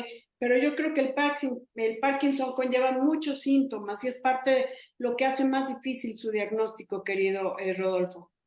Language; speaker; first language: Spanish; native; Spanish